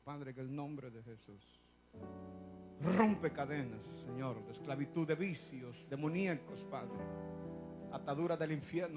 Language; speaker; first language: Spanish; native; Spanish